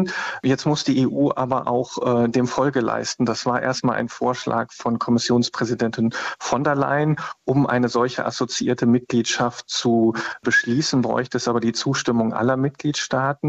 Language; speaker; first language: German; native; German